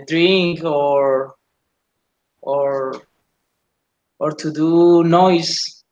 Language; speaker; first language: English; non-native, learner; Spanish